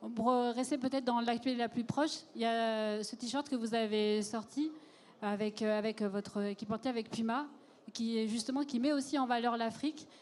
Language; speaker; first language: French; native; French